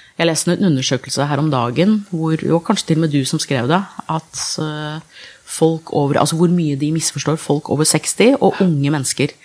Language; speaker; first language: Norwegian; early bilingual, other home language; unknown